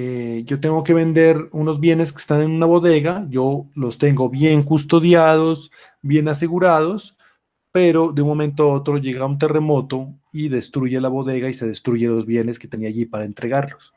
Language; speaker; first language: Spanish; native; Spanish